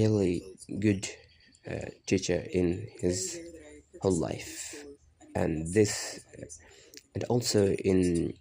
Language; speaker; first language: English; non-native, learner; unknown